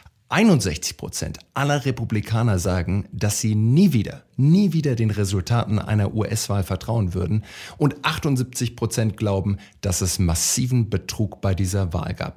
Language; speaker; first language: German; native; German